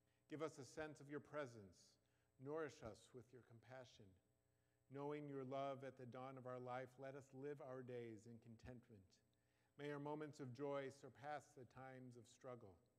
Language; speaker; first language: English; native; English